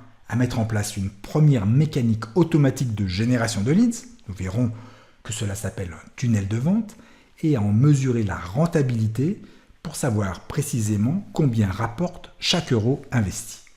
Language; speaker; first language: French; native; French